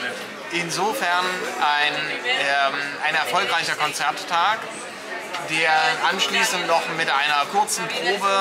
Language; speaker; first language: German; native; German